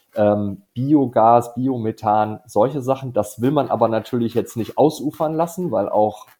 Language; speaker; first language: German; native; German